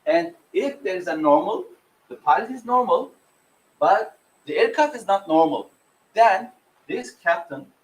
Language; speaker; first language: English; non-native, fluent; Turkish